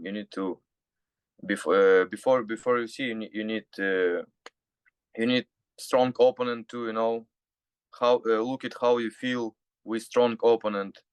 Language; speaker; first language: English; non-native, learner; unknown